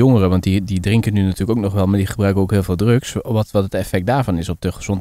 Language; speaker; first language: Dutch; native; Dutch